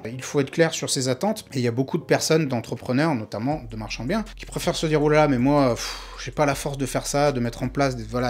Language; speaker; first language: French; native; French